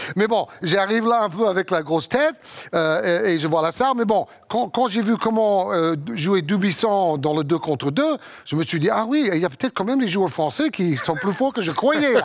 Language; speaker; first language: French; non-native, fluent; English